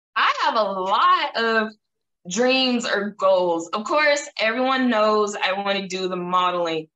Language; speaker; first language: English; native; English